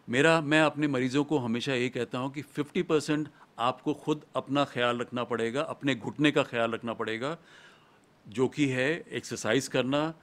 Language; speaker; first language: Hindi; native; Hindi